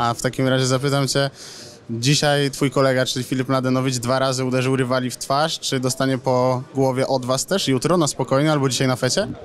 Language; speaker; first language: Polish; native; Polish